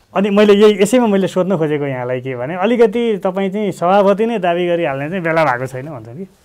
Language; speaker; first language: Nepali; native; Nepali